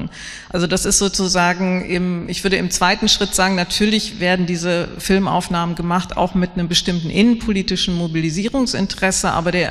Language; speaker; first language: German; native; German